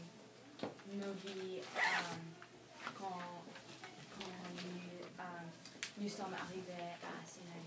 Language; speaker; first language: French; non-native, learner; English